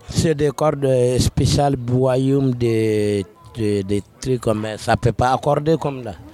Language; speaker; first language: French; non-native, local second language; Mossi